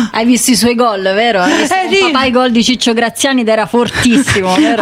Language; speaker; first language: Italian; native; Italian